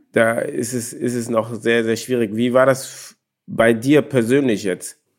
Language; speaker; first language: German; early bilingual, other home language; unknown